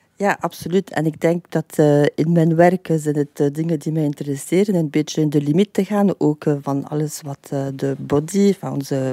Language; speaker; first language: Dutch; non-native, fluent; French